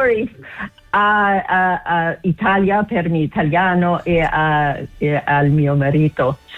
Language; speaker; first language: Italian; non-native, learner; English